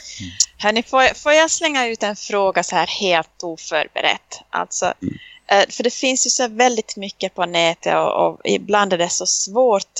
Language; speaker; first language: Swedish; native; Swedish